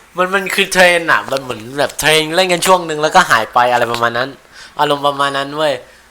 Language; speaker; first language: Thai; native; Thai